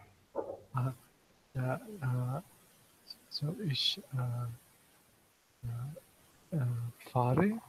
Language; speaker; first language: German; non-native, learner; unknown